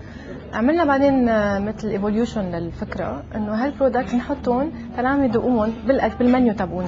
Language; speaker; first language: Arabic; native; Arabic